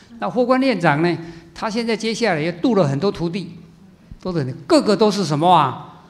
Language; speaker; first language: Chinese; native; Chinese